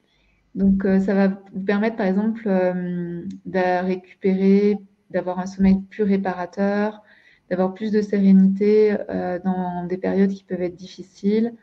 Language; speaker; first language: French; native; French